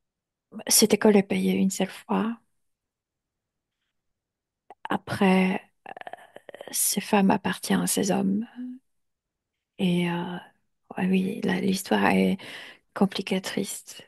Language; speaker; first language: French; non-native, fluent; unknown